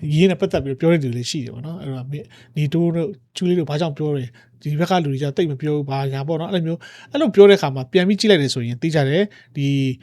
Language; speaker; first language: Burmese; native; Burmese